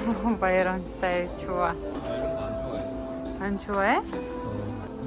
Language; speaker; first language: Korean; non-native, learner; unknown